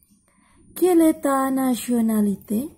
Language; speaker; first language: French; non-native, learner; Indonesian